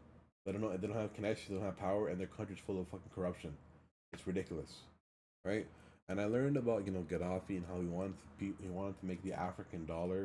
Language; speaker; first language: English; early bilingual, other home language; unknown